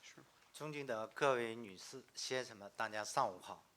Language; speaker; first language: Chinese; native; Chinese